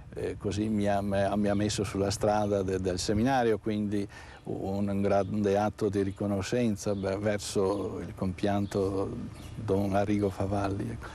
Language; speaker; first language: Italian; native; Italian